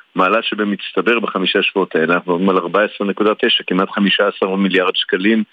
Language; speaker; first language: Hebrew; native; Hebrew